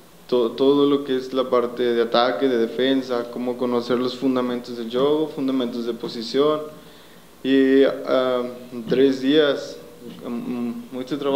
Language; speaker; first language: Portuguese; non-native, learner; Spanish